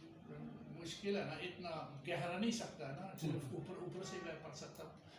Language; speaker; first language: Hindi; non-native, fluent; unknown